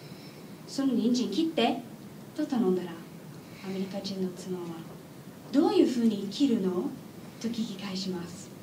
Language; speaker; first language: Japanese; non-native, learner; English